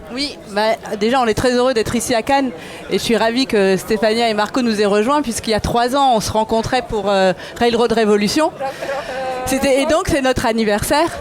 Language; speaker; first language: French; native; French